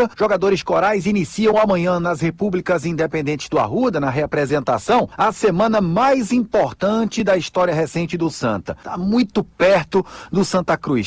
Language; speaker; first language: Portuguese; native; Portuguese